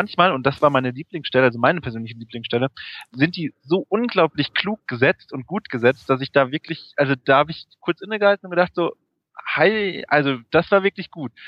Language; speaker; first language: German; native; German